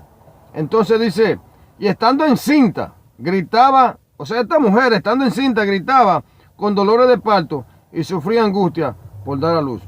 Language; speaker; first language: Spanish; native; Spanish